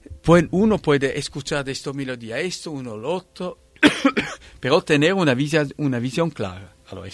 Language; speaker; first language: Spanish; non-native, fluent; Italian